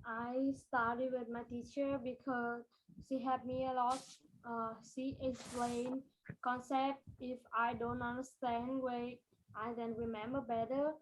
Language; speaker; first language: English; non-native, learner; Vietnamese